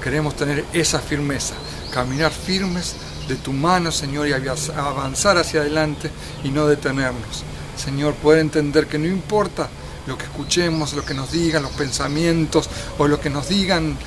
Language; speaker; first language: Spanish; native; Spanish